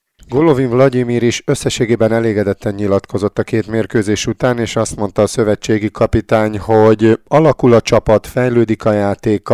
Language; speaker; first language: Hungarian; native; Hungarian